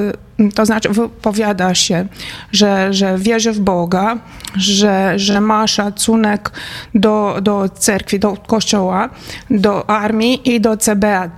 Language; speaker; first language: Polish; non-native, fluent; Romanian